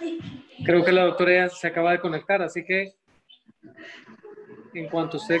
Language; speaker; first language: Spanish; native; Spanish